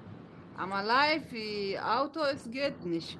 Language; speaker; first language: German; non-native, learner; Somali